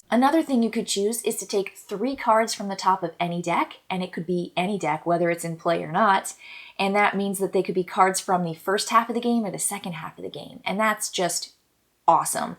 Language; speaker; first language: English; native; English